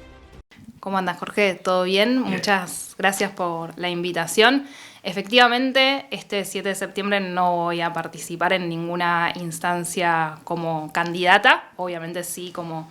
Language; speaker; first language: Spanish; native; Spanish